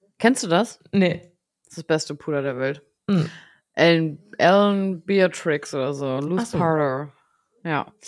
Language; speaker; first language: German; native; German